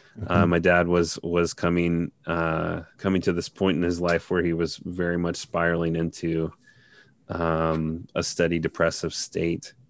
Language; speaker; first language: English; native; English